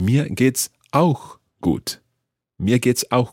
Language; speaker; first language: German; non-native, learner; English